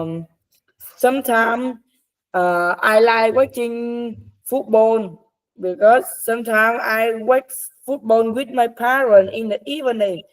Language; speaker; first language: English; non-native, learner; Vietnamese